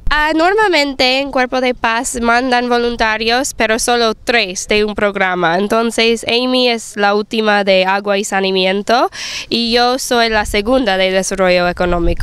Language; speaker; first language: Spanish; non-native, fluent; English